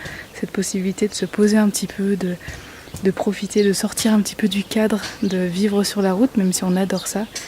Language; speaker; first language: French; native; French